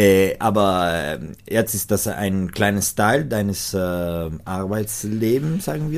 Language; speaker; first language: German; non-native, local second language; Italian